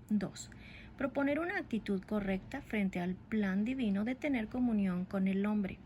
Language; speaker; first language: Spanish; native; Spanish